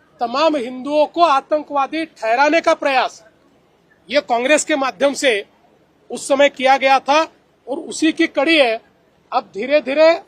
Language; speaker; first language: Hindi; non-native, local second language; Marathi